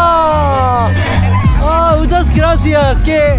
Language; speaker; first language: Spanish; non-native, learner; Korean